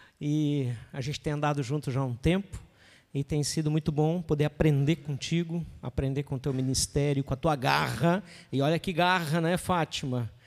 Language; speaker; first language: Portuguese; native; Portuguese